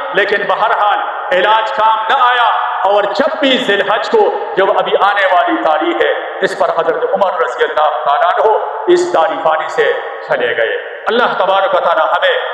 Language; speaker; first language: Urdu; non-native, local second language; Pashto